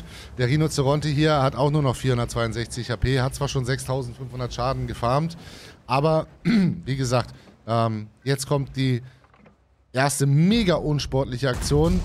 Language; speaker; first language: German; native; German